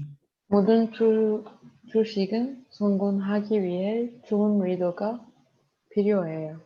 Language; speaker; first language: Korean; non-native, learner; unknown